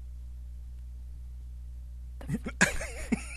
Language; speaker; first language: English; non-native, local second language; Filipino